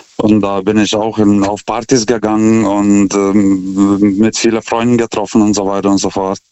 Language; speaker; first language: German; non-native, fluent; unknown